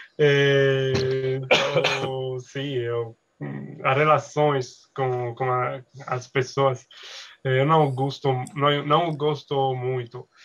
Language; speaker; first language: Portuguese; non-native, learner; Italian